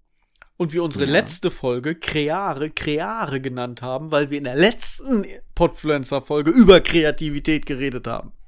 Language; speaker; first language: German; native; German